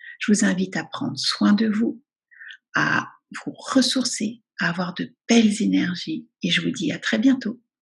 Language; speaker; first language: French; native; French